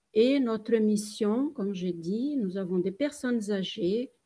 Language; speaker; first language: French; non-native, fluent; Portuguese